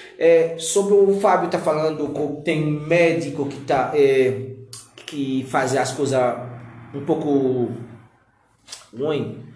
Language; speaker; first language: Portuguese; non-native, learner; Haitian Creole